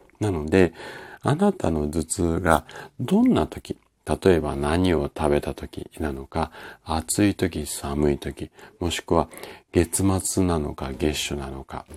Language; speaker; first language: Japanese; native; Japanese